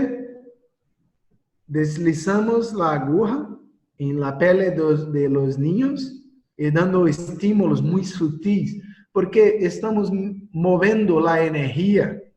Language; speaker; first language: Spanish; non-native, learner; Portuguese